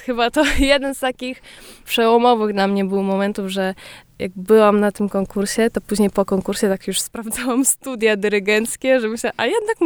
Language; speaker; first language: Polish; early bilingual, heritage; Polish